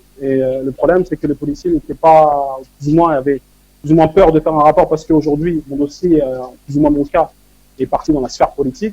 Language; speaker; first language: French; native; French